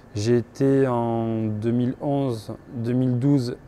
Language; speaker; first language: French; native; French